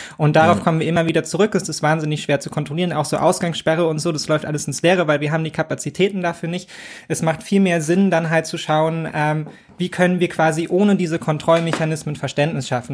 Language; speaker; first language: German; native; German